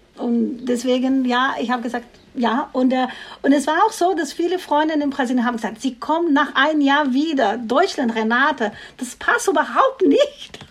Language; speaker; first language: German; non-native, fluent; Portuguese